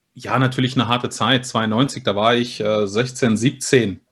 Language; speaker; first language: German; early bilingual, other home language; Spanish